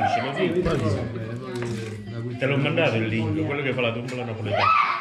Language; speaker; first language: Italian; native; Italian